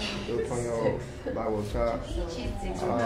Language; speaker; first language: Chinese; non-native, learner; English